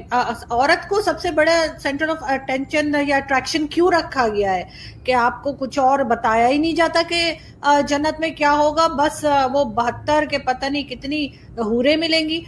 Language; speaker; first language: Urdu; native; Urdu